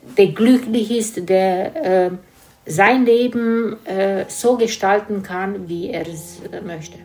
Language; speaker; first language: German; non-native, fluent; Romanian